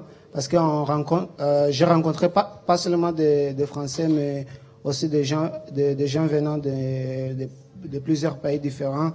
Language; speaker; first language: French; non-native, local second language; Portuguese